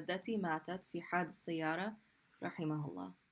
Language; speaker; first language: Arabic; non-native, fluent; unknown